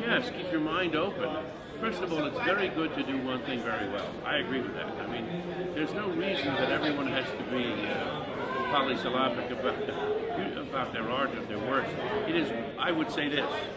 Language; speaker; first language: English; early bilingual, other home language; Italian